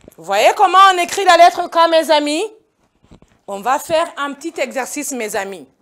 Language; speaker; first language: French; non-native, local second language; Kinyarwanda